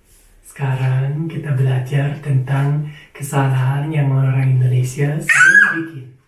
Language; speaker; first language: Indonesian; non-native, fluent; German